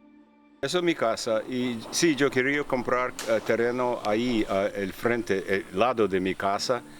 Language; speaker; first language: Spanish; non-native, learner; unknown